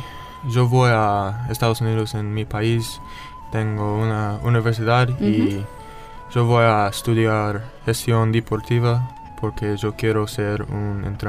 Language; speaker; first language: Spanish; non-native, learner; English